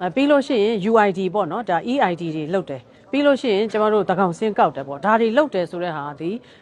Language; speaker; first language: Burmese; native; Burmese